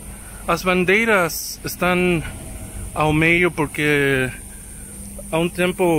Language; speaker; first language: Portuguese; non-native, learner; English